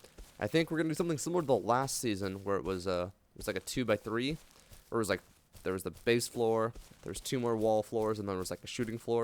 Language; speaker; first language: English; native; English